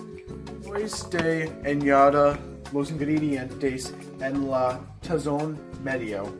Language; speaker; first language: Spanish; non-native, learner; English